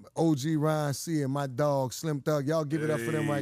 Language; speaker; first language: English; native; English